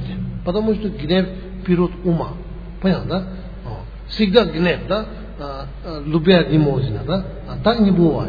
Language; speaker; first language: Russian; non-native, learner; Tibetan